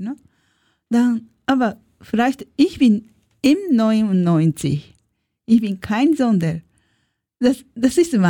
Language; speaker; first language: German; non-native, learner; Japanese